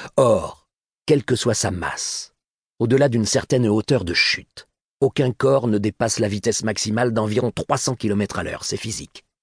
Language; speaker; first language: French; native; French